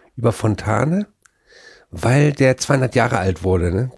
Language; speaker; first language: German; native; German